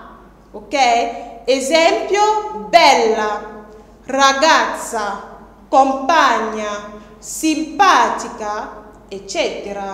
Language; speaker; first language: Italian; non-native, fluent; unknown